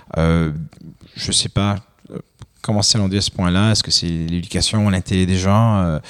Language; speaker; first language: French; non-native, fluent; Romanian